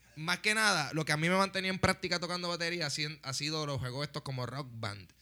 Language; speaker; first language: Spanish; native; Spanish